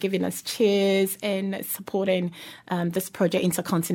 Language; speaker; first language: English; native; English